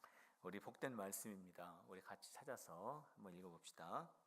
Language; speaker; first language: Korean; native; Korean